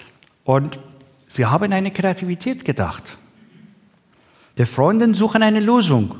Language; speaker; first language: German; non-native, learner; Persian